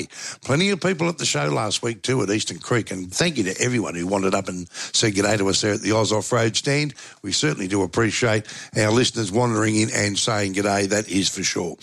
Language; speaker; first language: English; native; English